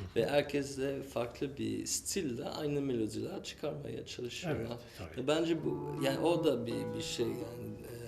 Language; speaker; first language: Turkish; non-native, fluent; French